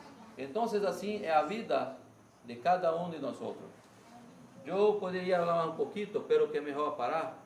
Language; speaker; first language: Spanish; non-native, learner; Portuguese